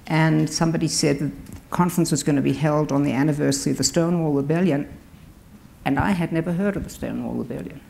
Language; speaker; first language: English; native; English